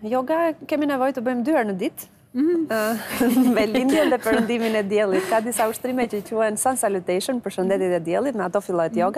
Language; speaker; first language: Albanian; native; Albanian